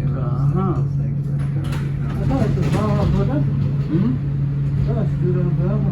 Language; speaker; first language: German; non-native, learner; Serbian